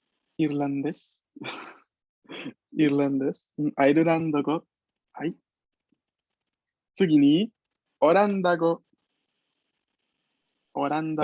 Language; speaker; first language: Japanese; non-native, fluent; Spanish